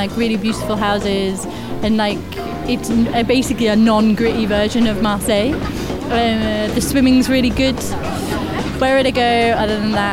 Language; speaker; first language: English; non-native, fluent; French